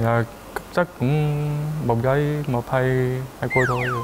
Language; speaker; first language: Vietnamese; early bilingual, heritage; French